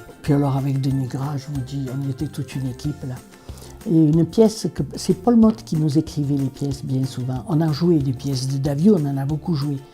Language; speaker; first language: French; native; French